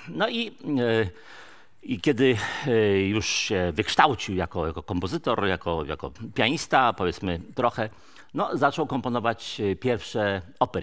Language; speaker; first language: Polish; native; Polish